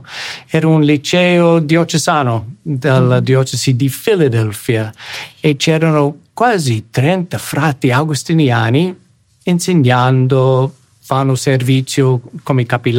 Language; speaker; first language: Italian; non-native, fluent; English